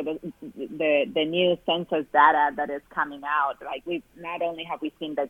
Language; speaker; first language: English; non-native, fluent; Spanish